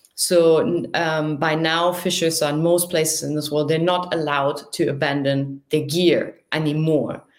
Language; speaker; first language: English; non-native, fluent; German